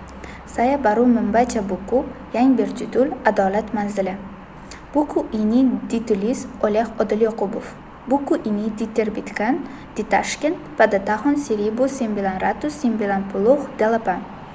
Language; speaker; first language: Indonesian; non-native, learner; Uzbek